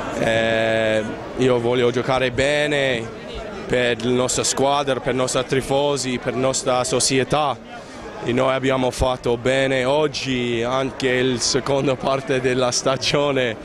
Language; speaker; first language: Italian; non-native, learner; Spanish